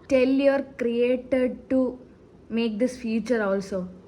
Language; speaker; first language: English; non-native, local second language; Malayalam